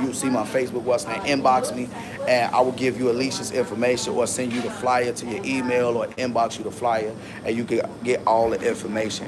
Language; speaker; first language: English; native; English